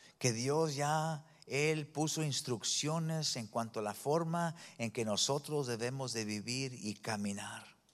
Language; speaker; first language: Spanish; early bilingual, heritage; Spanish